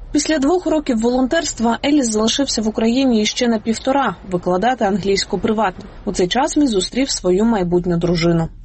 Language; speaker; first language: Ukrainian; native; Ukrainian